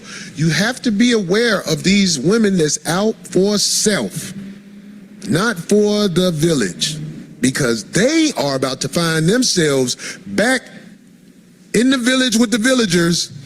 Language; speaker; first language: English; native; English